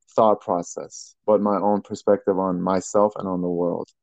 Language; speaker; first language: English; early bilingual, other home language; Persian